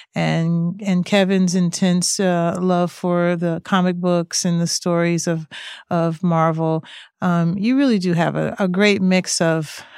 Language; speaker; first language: English; native; English